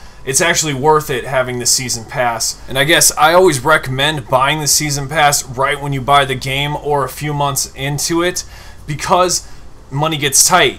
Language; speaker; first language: English; native; English